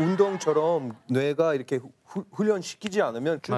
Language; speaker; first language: Korean; non-native, learner; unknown